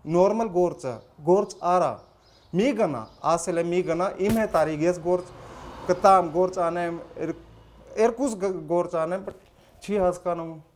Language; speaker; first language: Armenian; non-native, learner; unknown